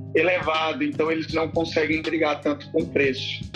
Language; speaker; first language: Portuguese; native; Portuguese